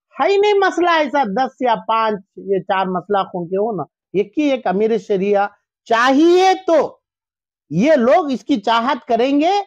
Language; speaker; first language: Hindi; non-native, local second language; Urdu